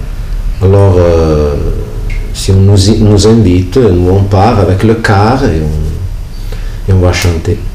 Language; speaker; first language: French; non-native, local second language; Italian